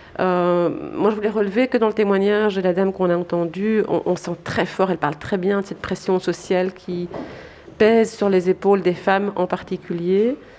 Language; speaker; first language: French; native; French